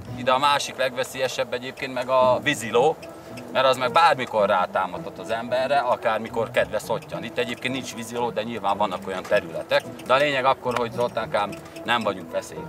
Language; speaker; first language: Hungarian; native; Hungarian